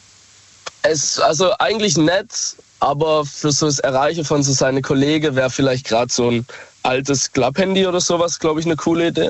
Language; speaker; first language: German; native; German